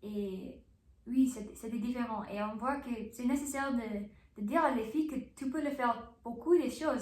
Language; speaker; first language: French; non-native, learner; English